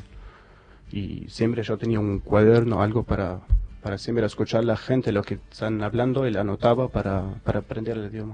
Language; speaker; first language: Spanish; non-native, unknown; Arabic